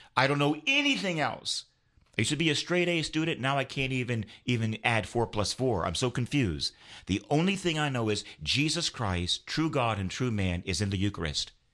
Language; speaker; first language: English; native; English